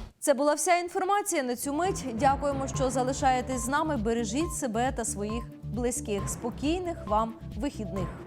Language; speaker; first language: Ukrainian; native; Ukrainian